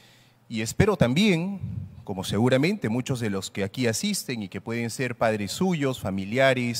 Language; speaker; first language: Spanish; native; Spanish